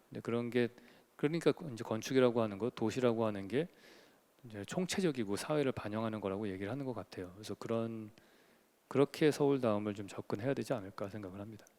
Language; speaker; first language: Korean; native; Korean